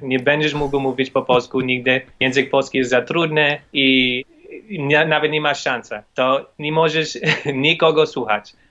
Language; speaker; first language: Polish; non-native, learner; English